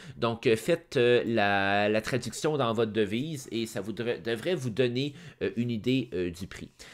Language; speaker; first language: French; native; French